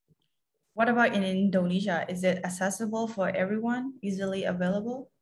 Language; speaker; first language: English; non-native, fluent; Khmer